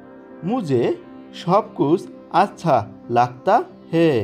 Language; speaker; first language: Hindi; non-native, fluent; Bangla